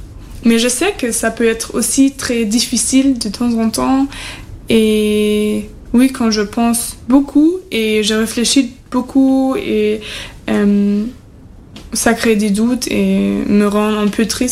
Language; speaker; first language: French; non-native, fluent; German